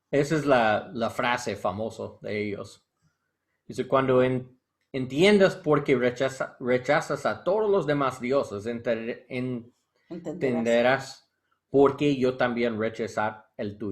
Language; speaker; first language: Spanish; non-native, learner; English